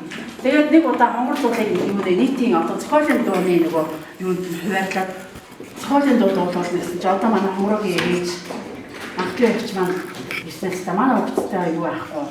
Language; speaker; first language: Mongolian; native; Mongolian